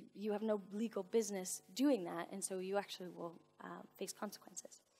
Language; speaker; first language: English; native; English